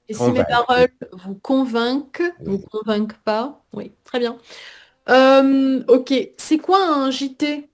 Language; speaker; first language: French; native; French